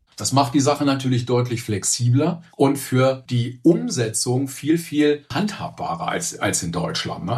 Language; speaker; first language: German; native; German